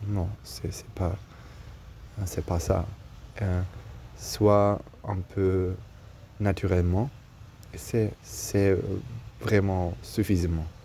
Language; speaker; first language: French; non-native, learner; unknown